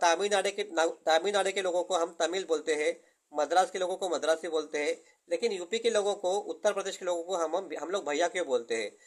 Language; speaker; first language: Hindi; non-native, local second language; Marathi